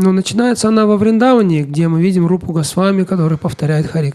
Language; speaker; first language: Russian; native; Russian